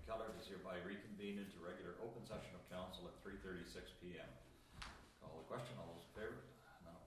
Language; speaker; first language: English; native; English